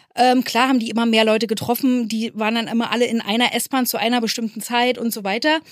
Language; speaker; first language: German; native; German